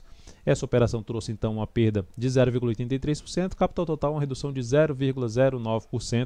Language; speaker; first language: Portuguese; native; Portuguese